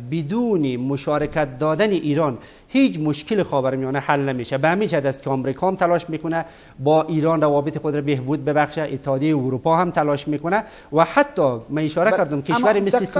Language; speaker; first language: Persian; native; Persian